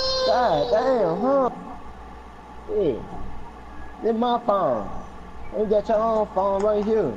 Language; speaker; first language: English; native; English